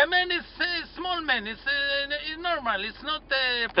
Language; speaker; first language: English; non-native, learner; Hebrew